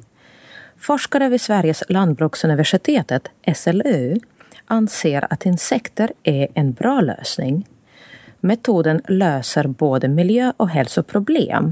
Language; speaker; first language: Swedish; non-native, fluent; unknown